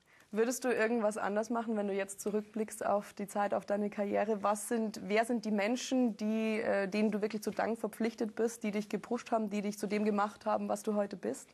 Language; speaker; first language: German; native; German